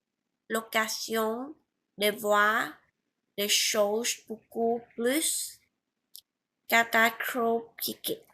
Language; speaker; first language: French; non-native, learner; Vietnamese